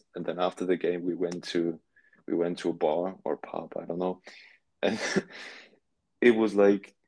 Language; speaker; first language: English; non-native, fluent; German